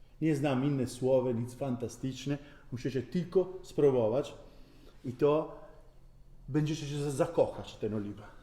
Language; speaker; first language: Polish; non-native, learner; Italian